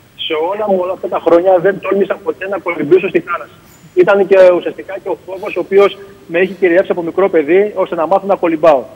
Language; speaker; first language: Greek; native; Greek